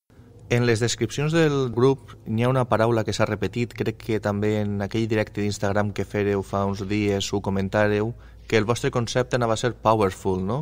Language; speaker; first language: Catalan; native; Catalan